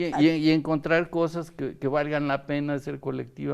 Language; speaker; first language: Spanish; native; Spanish